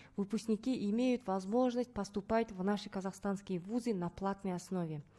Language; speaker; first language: Russian; non-native, local second language; Kazakh